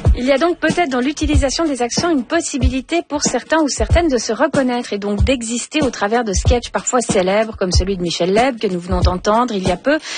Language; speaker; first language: French; native; French